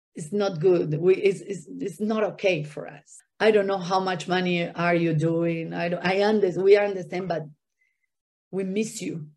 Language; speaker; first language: English; non-native, fluent; Spanish